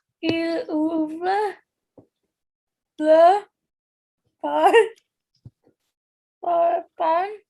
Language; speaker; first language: French; non-native, learner; Hindi